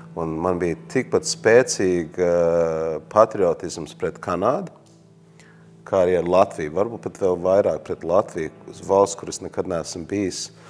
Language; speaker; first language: Latvian; early bilingual, heritage; Latvian